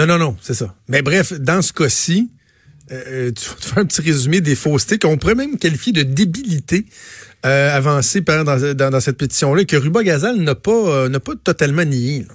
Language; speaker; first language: French; native; French